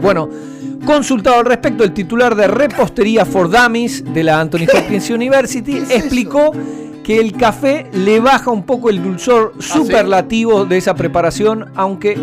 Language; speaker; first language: Spanish; native; Spanish